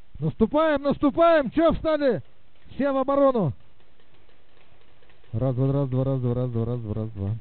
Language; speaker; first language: Russian; native; Russian